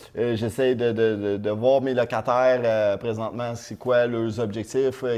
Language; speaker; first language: French; native; French